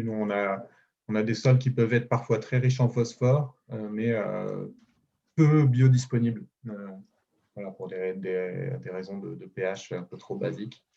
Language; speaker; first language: French; native; French